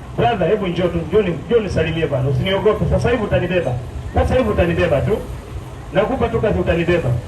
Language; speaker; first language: Swahili; non-native, local second language; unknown